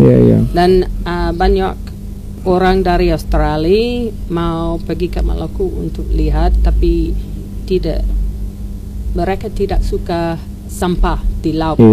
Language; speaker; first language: Indonesian; non-native, learner; English